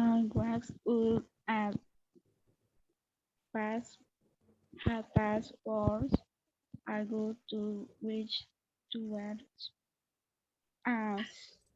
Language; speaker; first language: English; non-native, learner; Spanish